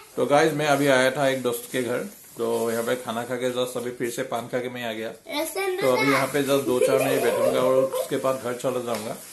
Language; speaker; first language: Hindi; non-native, local second language; Assamese